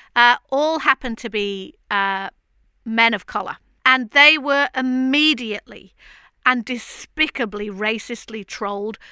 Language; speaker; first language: English; native; English